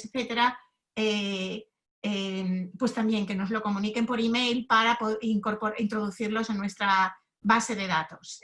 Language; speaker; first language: Spanish; native; Spanish